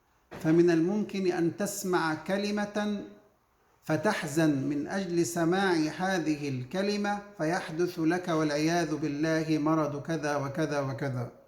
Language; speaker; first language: Arabic; native; Arabic